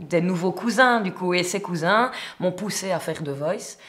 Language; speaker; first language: French; native; French